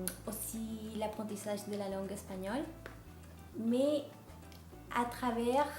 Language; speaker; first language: French; non-native, fluent; Spanish